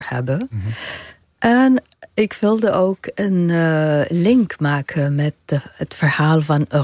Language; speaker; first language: Dutch; non-native, fluent; Arabic